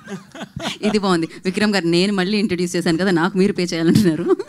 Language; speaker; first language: Telugu; native; Telugu